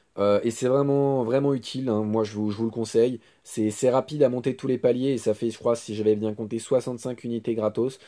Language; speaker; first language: French; native; French